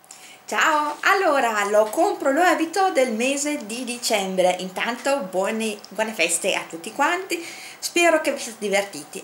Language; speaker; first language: Italian; native; Italian